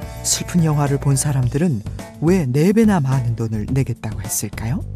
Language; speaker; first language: Korean; native; Korean